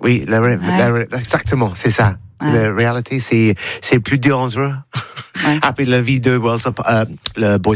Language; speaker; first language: French; non-native, learner; English